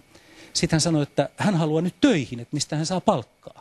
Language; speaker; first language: Finnish; native; Finnish